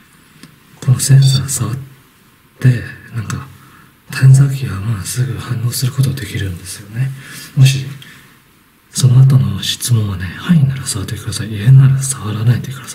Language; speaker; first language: Japanese; non-native, learner; Chinese